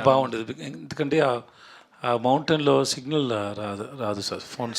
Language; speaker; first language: Telugu; non-native, learner; Tamil